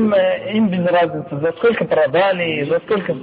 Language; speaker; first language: Russian; non-native, fluent; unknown